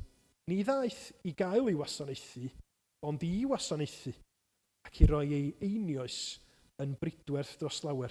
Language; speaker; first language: Welsh; native; Welsh